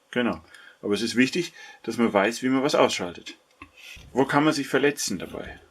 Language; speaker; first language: German; native; German